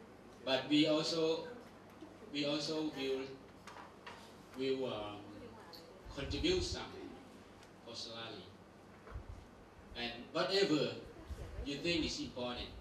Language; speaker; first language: English; non-native, learner; Thai